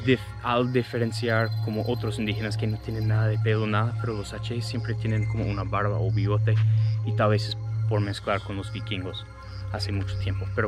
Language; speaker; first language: Spanish; non-native, fluent; English